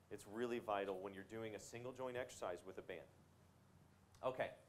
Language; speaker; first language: English; native; English